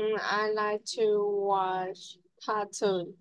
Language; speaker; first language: English; non-native, learner; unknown